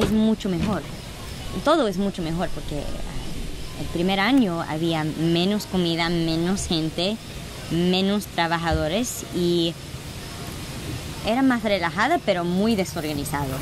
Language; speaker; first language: Spanish; early bilingual, heritage; Spanish